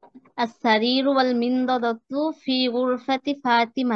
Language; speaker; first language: Arabic; non-native, learner; Bangla